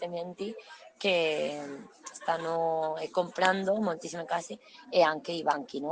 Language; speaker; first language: Italian; non-native, learner; Spanish